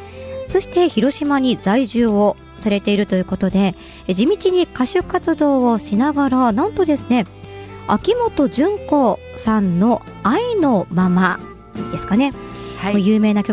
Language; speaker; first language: Japanese; native; Japanese